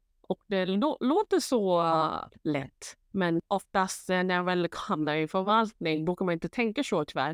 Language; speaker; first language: Swedish; non-native, fluent; Thai